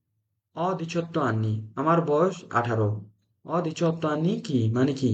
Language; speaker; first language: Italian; non-native, fluent; Bangla